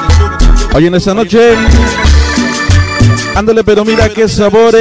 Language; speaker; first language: Spanish; native; Spanish